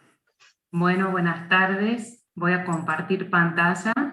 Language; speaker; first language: Spanish; native; Spanish